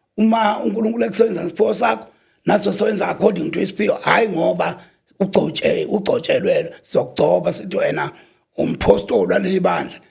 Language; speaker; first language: Zulu; native; Zulu